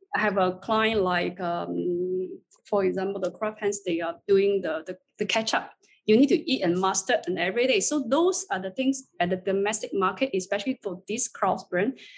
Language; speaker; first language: English; non-native, fluent; Chinese